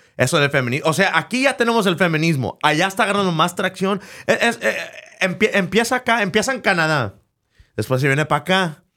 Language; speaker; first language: Spanish; early bilingual, heritage; Spanish